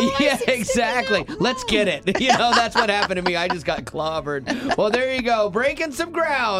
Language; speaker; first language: English; native; English